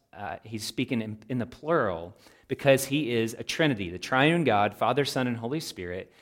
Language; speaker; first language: English; native; English